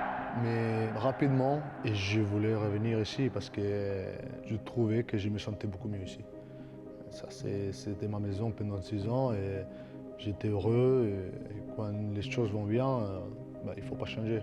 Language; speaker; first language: French; non-native, fluent; Spanish